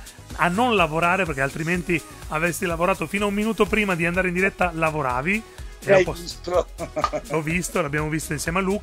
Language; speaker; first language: Italian; native; Italian